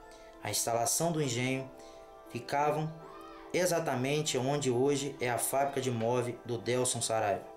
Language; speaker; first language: Portuguese; native; Portuguese